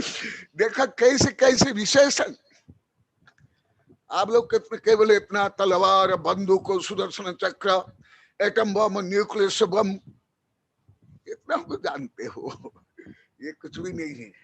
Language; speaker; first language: Hindi; native; Hindi